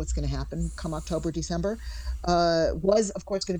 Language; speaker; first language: English; native; English